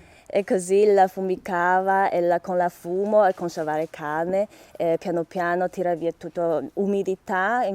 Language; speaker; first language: Italian; non-native, learner; Chinese